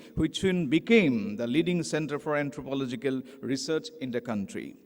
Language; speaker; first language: English; non-native, local second language; Assamese